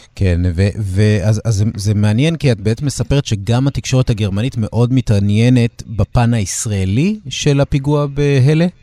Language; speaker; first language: Hebrew; native; Hebrew